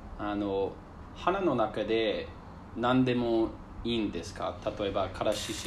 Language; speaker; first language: Japanese; non-native, learner; English